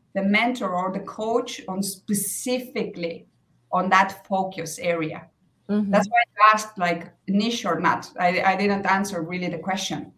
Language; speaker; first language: English; non-native, fluent; Estonian